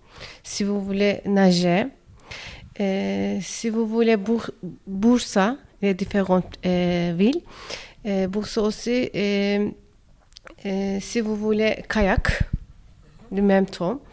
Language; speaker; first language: French; non-native, learner; Turkish